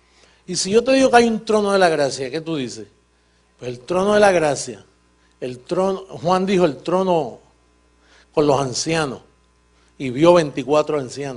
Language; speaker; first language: Spanish; native; Spanish